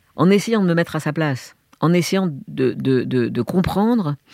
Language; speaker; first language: French; native; French